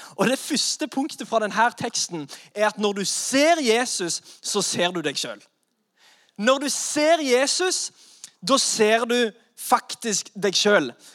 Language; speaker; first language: Norwegian; native; Norwegian